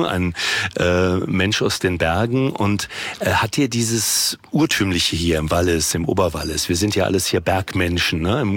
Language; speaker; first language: German; native; German